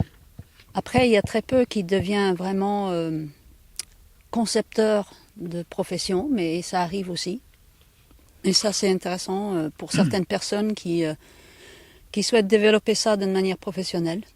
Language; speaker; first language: French; non-native, fluent; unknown